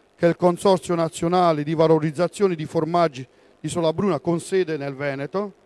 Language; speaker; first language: Italian; native; Italian